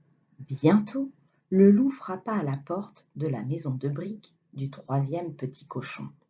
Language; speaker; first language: French; native; French